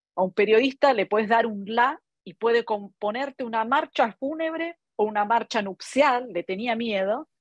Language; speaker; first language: Spanish; non-native, local second language; Italian